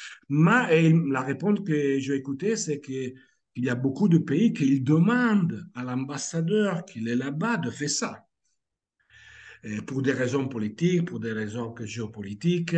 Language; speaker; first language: French; non-native, fluent; Italian